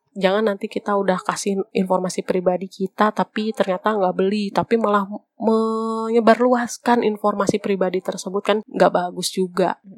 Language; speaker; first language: Indonesian; native; Indonesian